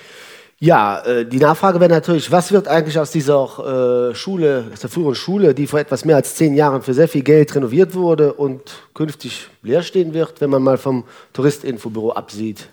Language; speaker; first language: German; native; German